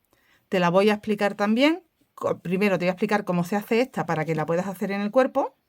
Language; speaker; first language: Spanish; native; Spanish